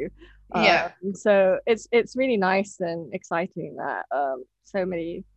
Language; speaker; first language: English; non-native, local second language; Japanese